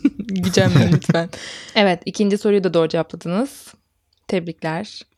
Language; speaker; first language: Turkish; native; Turkish